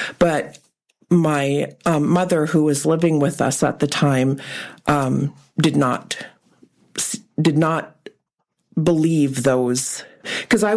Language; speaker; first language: English; early bilingual, other home language; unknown